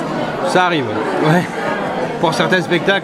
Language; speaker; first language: French; native; French